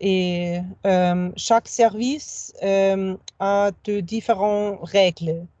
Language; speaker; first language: French; non-native, fluent; German